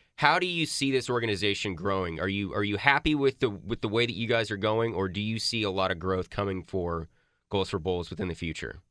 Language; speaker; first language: English; native; English